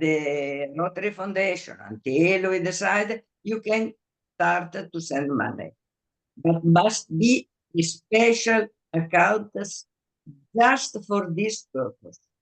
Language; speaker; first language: English; non-native, fluent; Italian